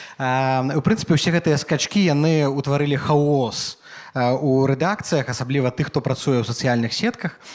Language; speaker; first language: Belarusian; native; Belarusian